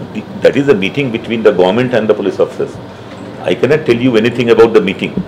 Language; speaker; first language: Kannada; non-native, fluent; Hindi